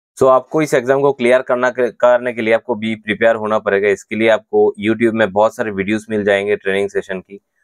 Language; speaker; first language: Hindi; non-native, local second language; Bangla